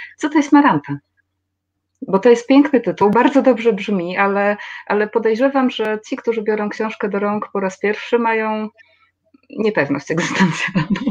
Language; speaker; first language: Polish; native; Polish